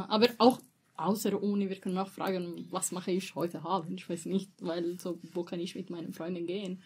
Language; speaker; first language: German; non-native, learner; Italian